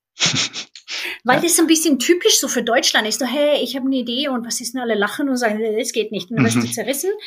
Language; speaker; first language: German; non-native, fluent; Swedish